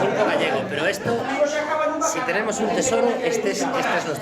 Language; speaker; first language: Spanish; native; Spanish